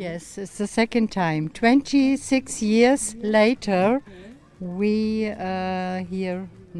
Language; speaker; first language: English; non-native, learner; German